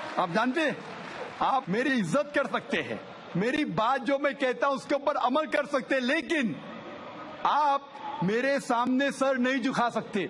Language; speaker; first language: Urdu; non-native, local second language; Konkani